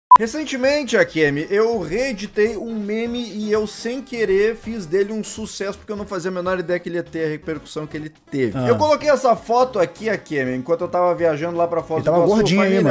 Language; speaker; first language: Portuguese; native; Portuguese